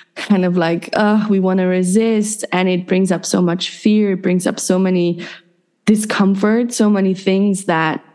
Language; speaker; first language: English; non-native, fluent; Dutch